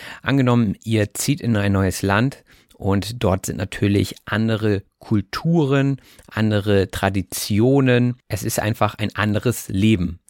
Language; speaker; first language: German; native; German